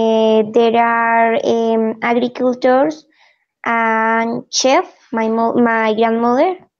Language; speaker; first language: English; non-native, learner; Spanish